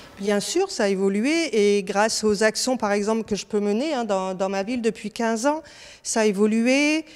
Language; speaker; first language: French; native; French